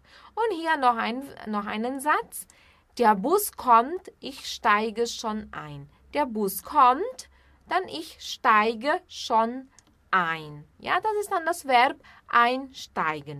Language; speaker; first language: German; non-native, fluent; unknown